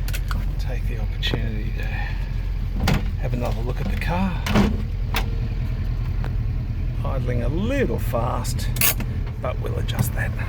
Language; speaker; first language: English; native; English